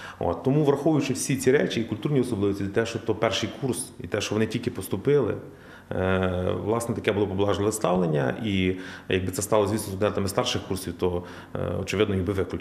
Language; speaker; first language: Ukrainian; native; Ukrainian